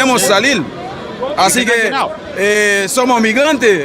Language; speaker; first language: Spanish; non-native, learner; Haitian Creole